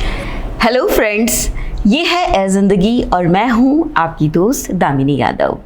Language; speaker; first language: Hindi; native; Hindi